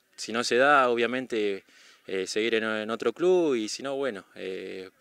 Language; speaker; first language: Spanish; native; Spanish